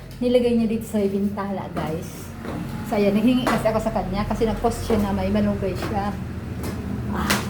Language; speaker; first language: Filipino; non-native, local second language; Bikol